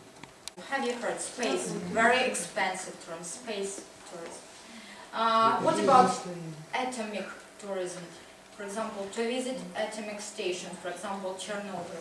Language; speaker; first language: English; non-native, fluent; Russian